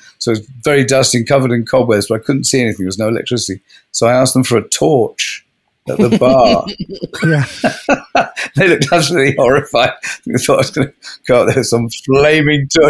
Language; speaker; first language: English; native; English